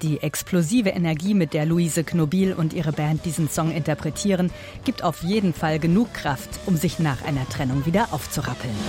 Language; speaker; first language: German; native; German